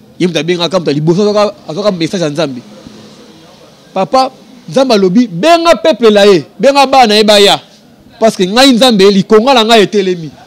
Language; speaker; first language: Lingala; native; Lingala